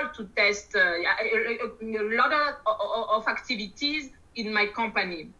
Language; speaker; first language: English; non-native, learner; Malagasy